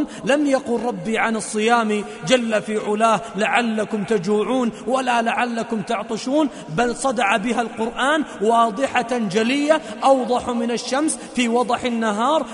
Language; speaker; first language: Arabic; native; Arabic